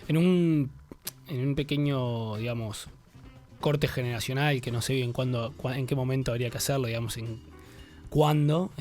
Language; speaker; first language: Spanish; native; Spanish